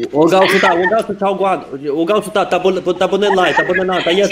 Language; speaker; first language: Chinese; non-native, learner; Russian